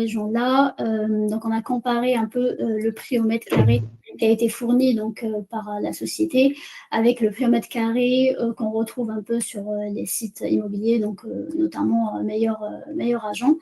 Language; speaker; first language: French; native; French